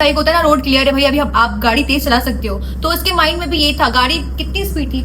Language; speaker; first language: Urdu; native; Urdu